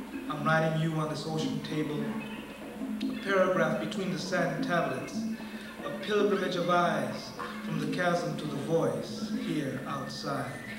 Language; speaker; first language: English; early bilingual, other home language; Spanish